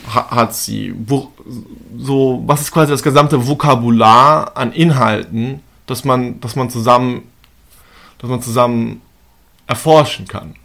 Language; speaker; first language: German; native; German